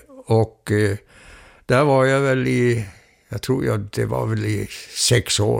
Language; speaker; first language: Swedish; early bilingual, heritage; Swedish